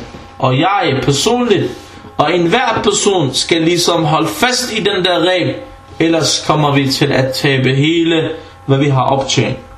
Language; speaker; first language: Danish; early bilingual, other home language; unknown